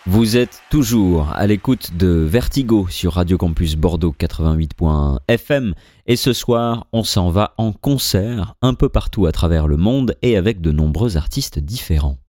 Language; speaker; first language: French; native; French